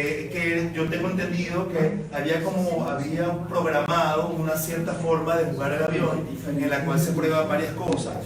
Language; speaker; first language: Spanish; native; Spanish